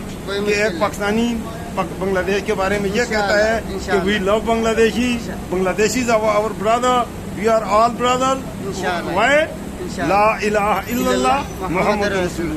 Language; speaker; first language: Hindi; native; Hindi